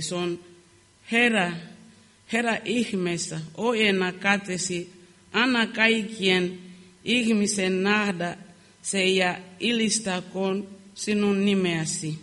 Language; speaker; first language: Finnish; non-native, learner; Lingala